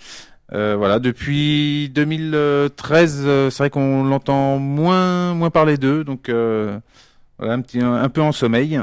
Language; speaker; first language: French; native; French